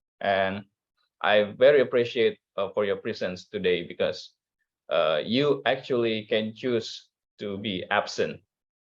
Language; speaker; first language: English; non-native, learner; Indonesian